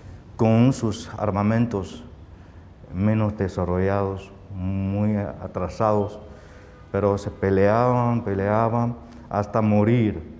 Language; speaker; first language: Spanish; non-native, fluent; Chinese